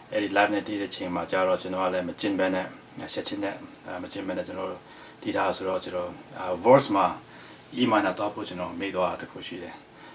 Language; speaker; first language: Burmese; non-native, local second language; Hakha Chin